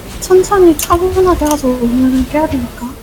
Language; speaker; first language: Korean; native; Korean